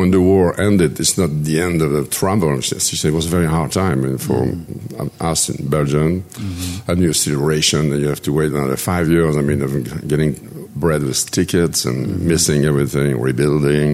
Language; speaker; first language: English; non-native, fluent; French